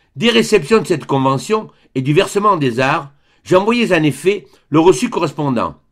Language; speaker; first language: French; native; French